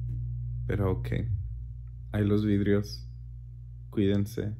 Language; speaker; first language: Spanish; early bilingual, heritage; Spanish